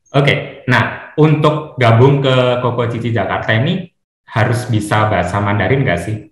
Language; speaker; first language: Indonesian; native; Indonesian